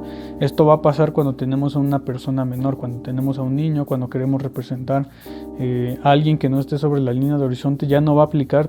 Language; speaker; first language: Spanish; native; Spanish